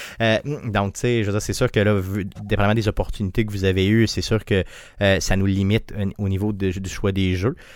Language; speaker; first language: French; native; French